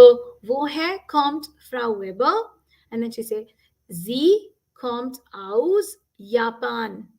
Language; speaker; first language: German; non-native, fluent; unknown